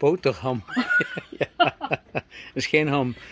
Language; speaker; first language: Dutch; native; Dutch